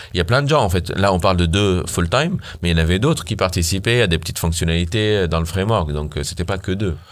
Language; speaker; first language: French; non-native, fluent; Arabic